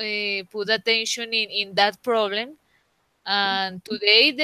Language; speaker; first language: English; non-native, learner; Spanish